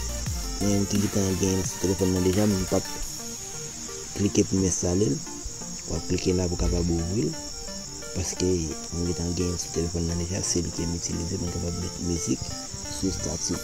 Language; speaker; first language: French; non-native, learner; Haitian Creole